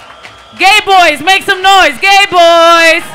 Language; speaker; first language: English; native; English